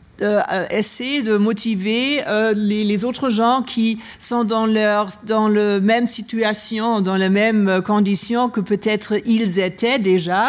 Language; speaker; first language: French; non-native, learner; German